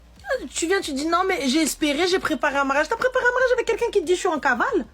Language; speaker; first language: French; native; French